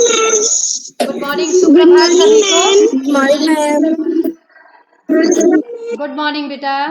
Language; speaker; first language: Hindi; native; Hindi